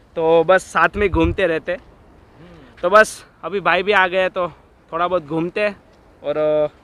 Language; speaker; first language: Hindi; non-native, local second language; Gujarati